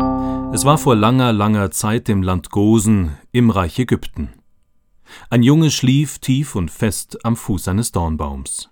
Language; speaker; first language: German; native; German